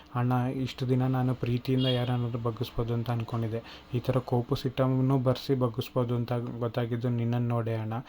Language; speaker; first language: Kannada; native; Kannada